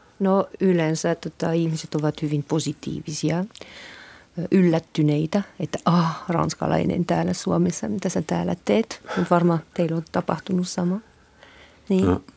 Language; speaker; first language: Finnish; non-native, fluent; French